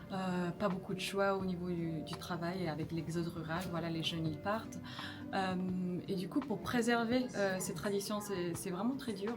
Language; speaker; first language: French; non-native, fluent; Japanese